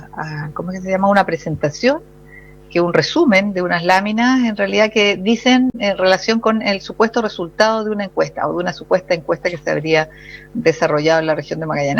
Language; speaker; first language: Spanish; native; Spanish